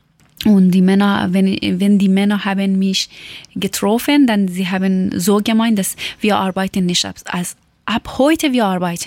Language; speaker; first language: German; non-native, learner; Persian